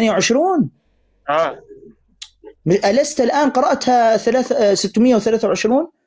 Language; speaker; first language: Arabic; native; Arabic